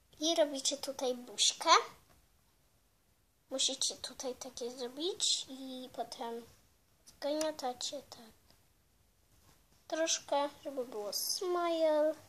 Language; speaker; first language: Polish; early bilingual, heritage; Polish